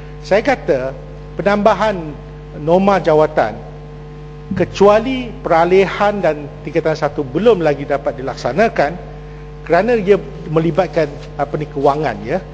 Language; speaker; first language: Malay; non-native, local second language; Chinese